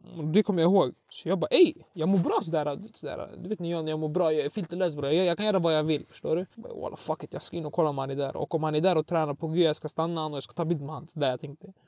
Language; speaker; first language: Swedish; early bilingual, other home language; Arabic